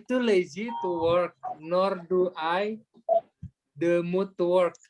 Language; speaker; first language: English; non-native, learner; Indonesian